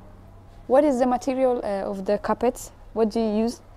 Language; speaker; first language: English; non-native, fluent; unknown